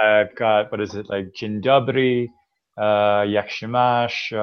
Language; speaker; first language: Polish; non-native, learner; English